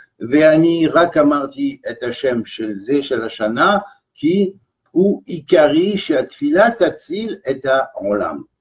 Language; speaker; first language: Hebrew; non-native, fluent; French